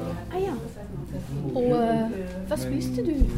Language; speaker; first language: Norwegian; non-native, learner; German